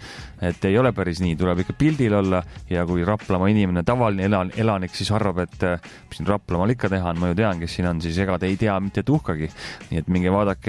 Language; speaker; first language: Estonian; native; Estonian